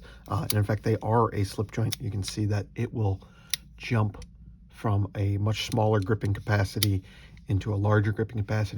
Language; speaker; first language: English; native; English